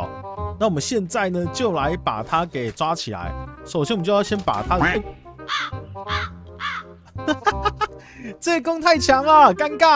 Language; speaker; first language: Chinese; native; Chinese